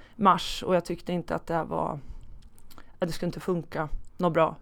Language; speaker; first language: Swedish; native; Swedish